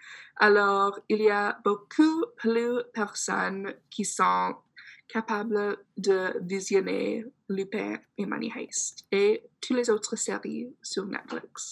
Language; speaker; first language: French; non-native, fluent; English